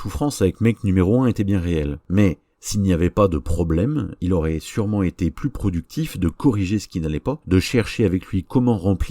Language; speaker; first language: French; native; French